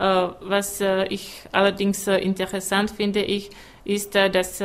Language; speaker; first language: German; non-native, fluent; Czech